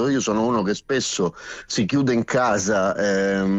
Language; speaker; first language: Italian; native; Italian